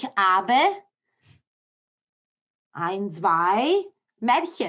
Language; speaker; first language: German; non-native, learner; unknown